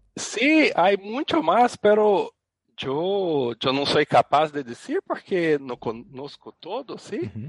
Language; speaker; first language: Spanish; non-native, learner; Portuguese